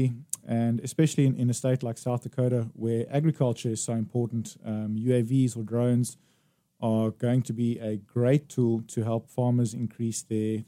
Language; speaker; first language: English; native; English